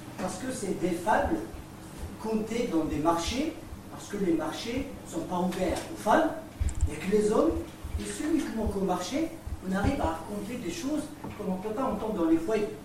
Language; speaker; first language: French; non-native, local second language; Arabic